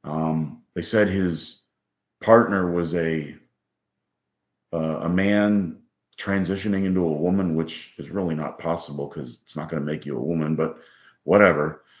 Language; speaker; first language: English; native; English